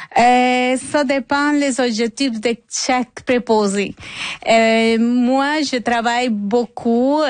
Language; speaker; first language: French; non-native, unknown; Spanish